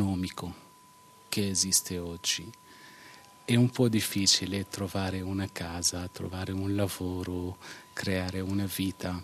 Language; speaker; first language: Italian; non-native, fluent; Arabic